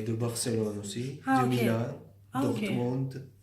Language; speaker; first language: French; non-native, learner; Georgian